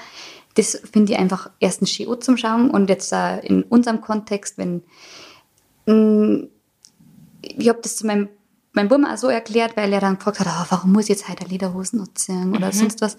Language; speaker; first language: German; native; German